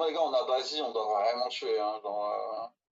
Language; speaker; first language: French; native; French